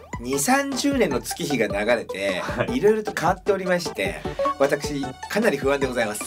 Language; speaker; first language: Japanese; native; Japanese